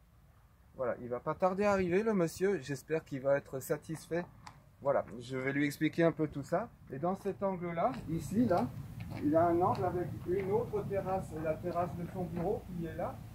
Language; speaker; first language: French; native; French